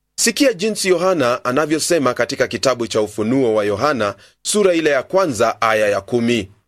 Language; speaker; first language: Swahili; non-native, local second language; Luyia